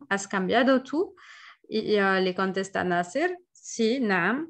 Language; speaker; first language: Spanish; non-native, learner; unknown